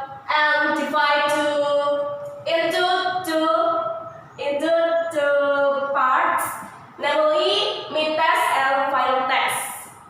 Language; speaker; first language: English; non-native, learner; Indonesian